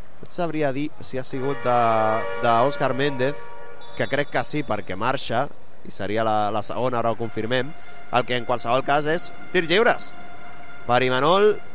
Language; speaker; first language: Catalan; native; Catalan